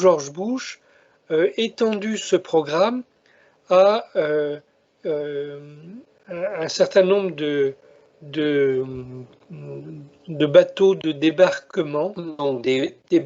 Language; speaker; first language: French; native; French